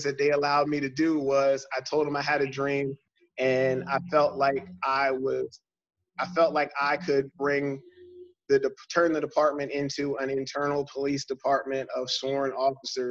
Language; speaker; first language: English; native; English